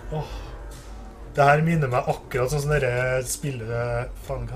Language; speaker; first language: Norwegian; native; Norwegian